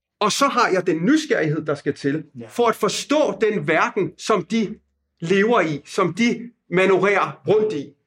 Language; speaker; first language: Danish; non-native, fluent; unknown